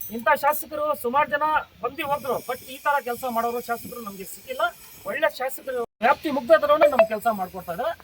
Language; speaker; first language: Kannada; non-native, local second language; Urdu